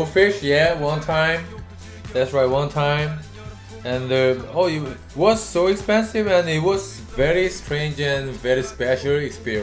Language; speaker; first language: English; non-native, learner; Korean